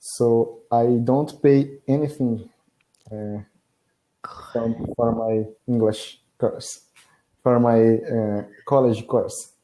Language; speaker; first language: English; non-native, learner; Portuguese